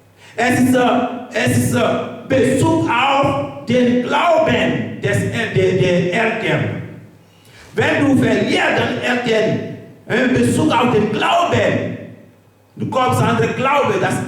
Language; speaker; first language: German; non-native, learner; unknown